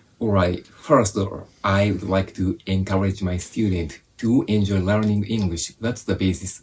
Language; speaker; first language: English; non-native, fluent; Japanese